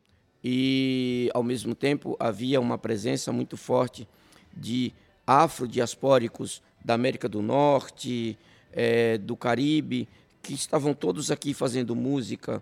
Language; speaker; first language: French; non-native, learner; Portuguese